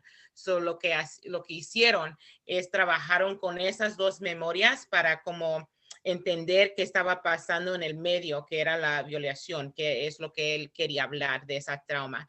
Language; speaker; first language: Spanish; early bilingual, heritage; Spanish